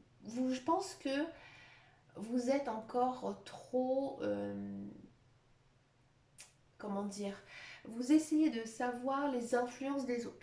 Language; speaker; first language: French; native; French